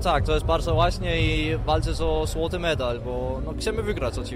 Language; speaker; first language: Polish; non-native, learner; Danish